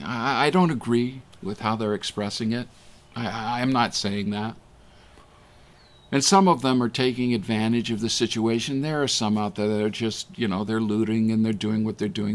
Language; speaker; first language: English; native; English